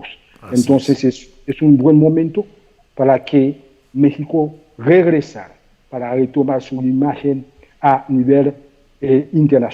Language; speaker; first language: Spanish; non-native, fluent; Haitian Creole